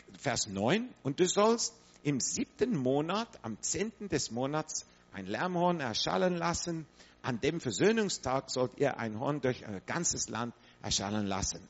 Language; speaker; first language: German; non-native, fluent; English